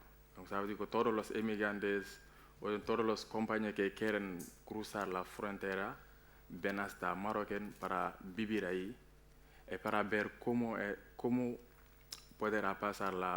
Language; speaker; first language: Spanish; non-native, learner; Wolof